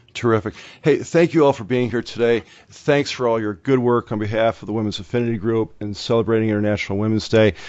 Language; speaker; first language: English; native; English